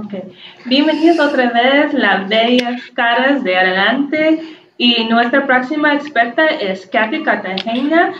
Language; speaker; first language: Spanish; non-native, learner; English